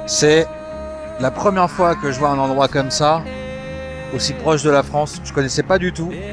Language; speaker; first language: French; native; French